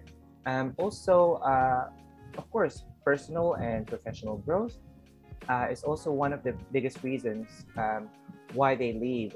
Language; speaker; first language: English; non-native, local second language; Filipino